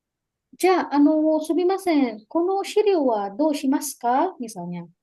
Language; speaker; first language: Japanese; non-native, fluent; Indonesian